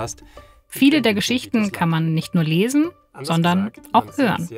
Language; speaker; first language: German; native; German